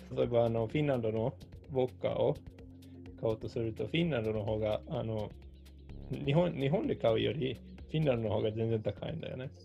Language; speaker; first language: Japanese; non-native, fluent; Finnish